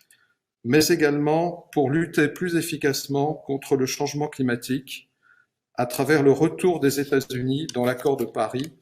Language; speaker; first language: French; native; French